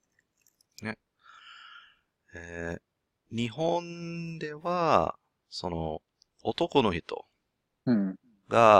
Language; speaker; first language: Japanese; non-native, learner; English